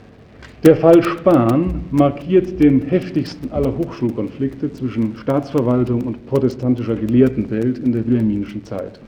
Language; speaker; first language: German; native; German